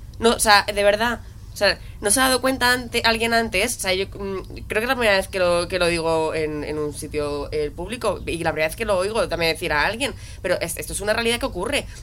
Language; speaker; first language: Spanish; native; Spanish